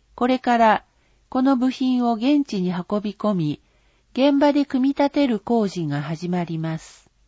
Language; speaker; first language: Japanese; native; Japanese